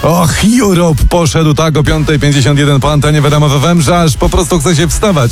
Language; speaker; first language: Polish; native; Polish